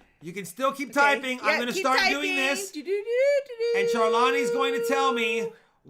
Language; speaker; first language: English; native; English